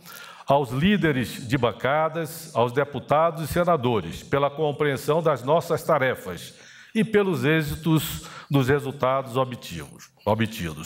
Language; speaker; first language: Portuguese; native; Portuguese